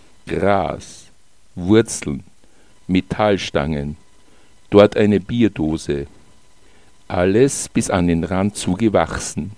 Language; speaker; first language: German; native; German